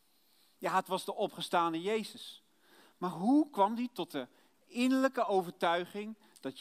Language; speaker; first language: Dutch; native; Dutch